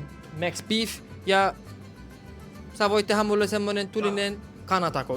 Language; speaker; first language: Finnish; non-native, learner; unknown